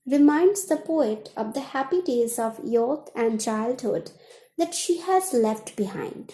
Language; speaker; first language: English; non-native, local second language; Bangla